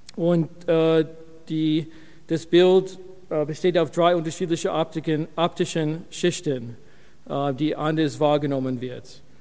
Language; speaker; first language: German; non-native, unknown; English